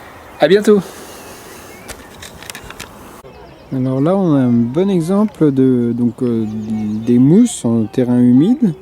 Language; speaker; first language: French; native; French